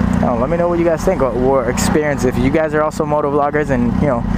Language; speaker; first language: English; native; English